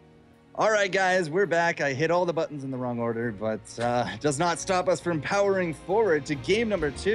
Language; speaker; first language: English; native; English